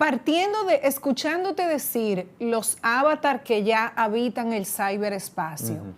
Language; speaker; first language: Spanish; native; Spanish